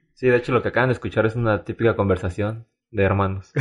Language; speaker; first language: Spanish; native; Spanish